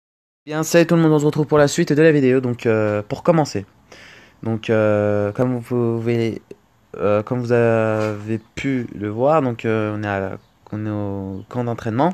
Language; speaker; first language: French; native; French